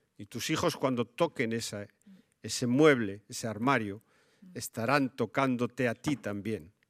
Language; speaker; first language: Spanish; native; Spanish